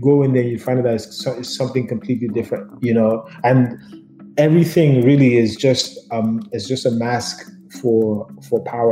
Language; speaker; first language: English; non-native, local second language; Yoruba